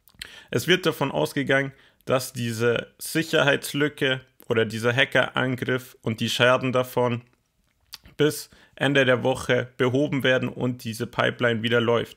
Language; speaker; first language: German; native; German